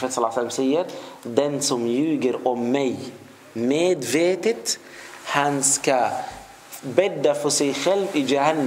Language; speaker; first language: Swedish; non-native, fluent; Arabic